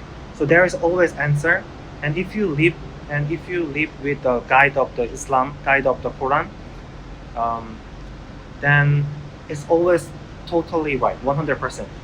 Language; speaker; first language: English; non-native, learner; Korean